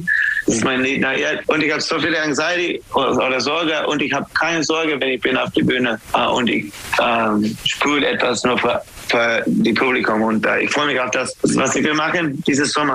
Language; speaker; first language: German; non-native, fluent; English